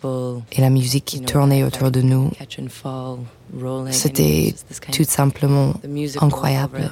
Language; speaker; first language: French; non-native, fluent; English